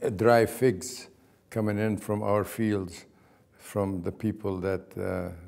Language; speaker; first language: English; non-native, fluent; Arabic